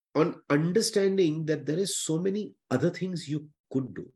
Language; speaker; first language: English; non-native, local second language; Hindi